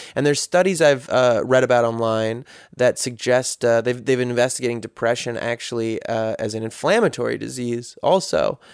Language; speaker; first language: English; native; English